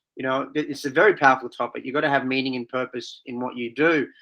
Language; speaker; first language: English; native; English